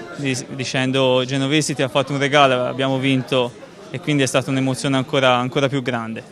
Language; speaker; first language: Italian; native; Italian